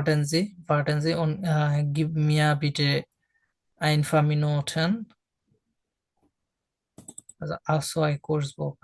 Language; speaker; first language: German; non-native, fluent; Bangla